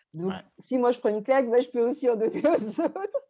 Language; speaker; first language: French; native; French